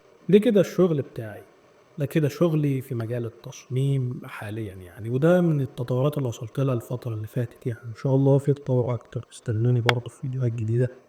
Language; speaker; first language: Arabic; native; Arabic